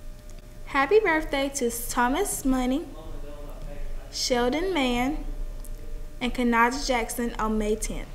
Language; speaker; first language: English; native; English